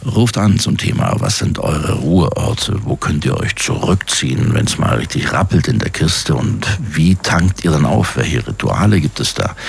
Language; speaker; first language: German; native; German